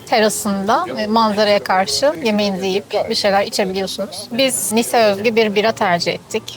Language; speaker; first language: Turkish; native; Turkish